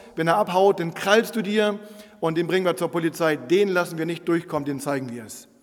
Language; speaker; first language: German; non-native, local second language; Low German